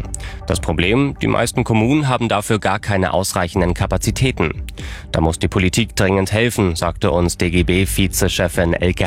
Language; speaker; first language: German; native; German